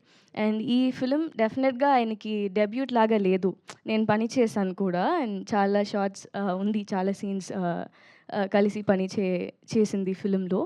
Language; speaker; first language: Telugu; non-native, learner; Tamil